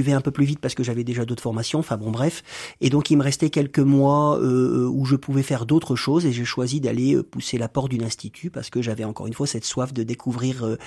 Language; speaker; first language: French; native; French